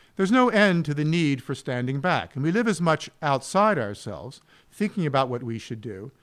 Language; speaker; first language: English; native; English